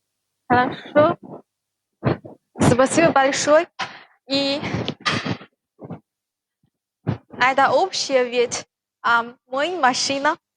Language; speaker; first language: Russian; non-native, learner; Chinese